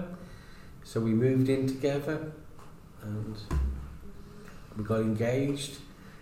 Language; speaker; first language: English; native; English